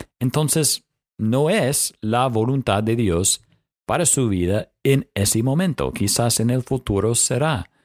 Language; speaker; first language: Spanish; non-native, fluent; English